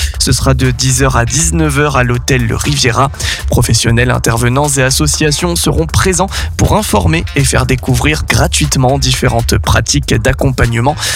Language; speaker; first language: French; native; French